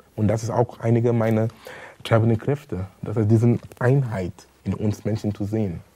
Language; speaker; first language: German; non-native, fluent; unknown